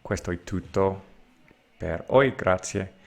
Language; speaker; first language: Italian; non-native, learner; English